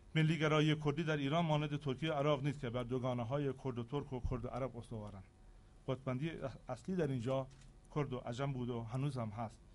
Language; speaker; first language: Persian; non-native, local second language; Central Kurdish